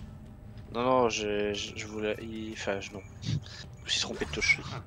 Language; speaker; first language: French; native; French